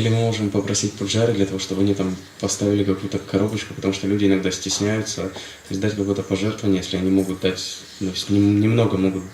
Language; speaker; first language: Russian; native; Russian